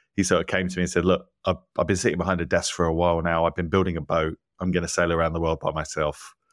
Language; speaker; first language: English; native; English